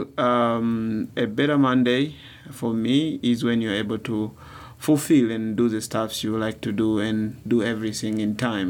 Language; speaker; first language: English; non-native, local second language; Swahili